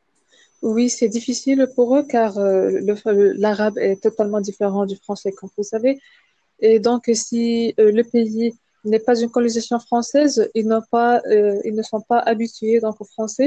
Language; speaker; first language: French; non-native, local second language; Arabic